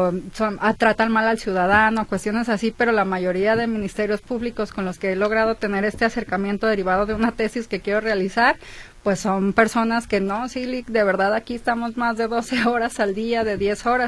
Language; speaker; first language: Spanish; native; Spanish